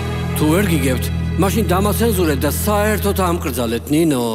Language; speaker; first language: Georgian; native; Georgian